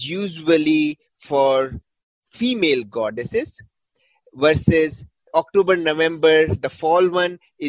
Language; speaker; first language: English; non-native, local second language; Hindi